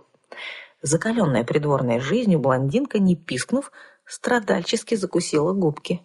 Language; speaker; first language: Russian; native; Russian